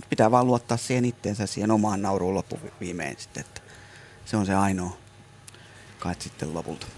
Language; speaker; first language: Finnish; native; Finnish